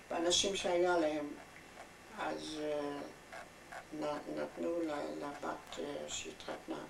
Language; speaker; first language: Hebrew; non-native, fluent; German